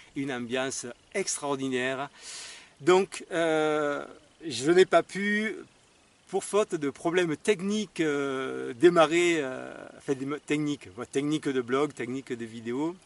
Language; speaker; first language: French; native; French